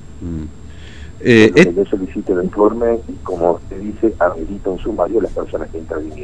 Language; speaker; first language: Spanish; native; Spanish